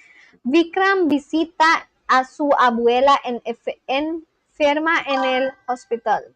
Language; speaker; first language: Spanish; non-native, learner; Bangla